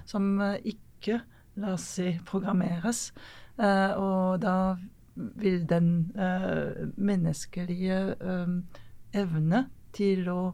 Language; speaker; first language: Norwegian; non-native, fluent; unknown